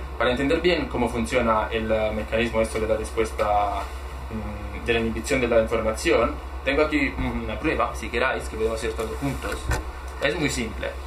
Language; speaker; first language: Spanish; non-native, fluent; Italian